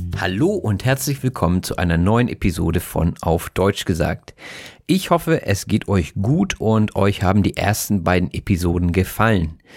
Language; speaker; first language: German; native; German